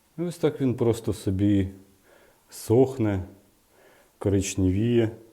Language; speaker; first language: Ukrainian; native; Ukrainian